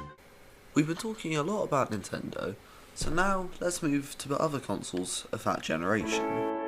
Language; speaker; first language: English; native; English